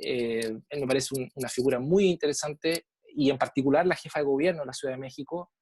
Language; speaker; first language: Spanish; native; Spanish